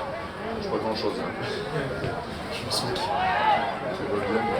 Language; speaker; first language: French; native; French